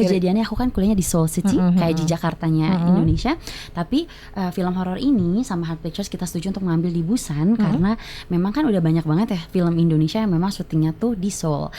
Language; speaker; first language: Indonesian; native; Indonesian